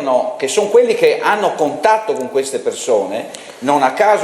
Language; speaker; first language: Italian; native; Italian